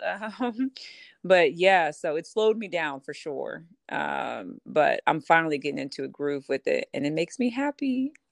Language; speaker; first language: English; native; English